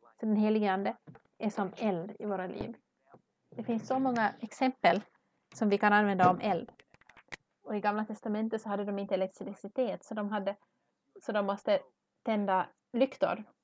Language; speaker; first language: Swedish; non-native, learner; English